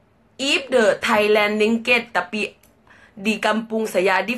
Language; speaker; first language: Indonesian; non-native, learner; Thai